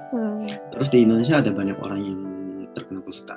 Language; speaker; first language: Indonesian; non-native, fluent; Japanese